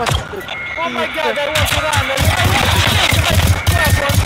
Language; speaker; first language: English; non-native, learner; Hungarian